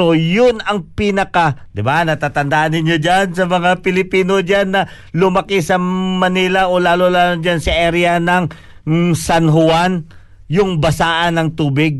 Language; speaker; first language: Filipino; non-native, local second language; Cebuano